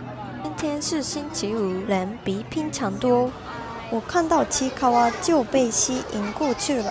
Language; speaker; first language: Chinese; non-native, learner; Japanese